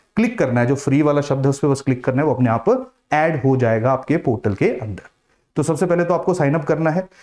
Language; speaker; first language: Hindi; native; Hindi